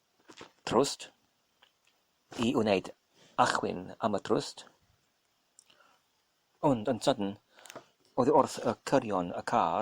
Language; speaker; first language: Welsh; non-native, learner; English